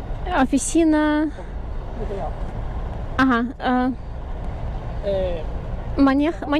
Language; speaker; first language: Spanish; non-native, learner; Russian